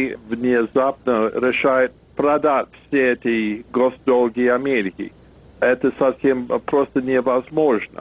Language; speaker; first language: Russian; non-native, fluent; English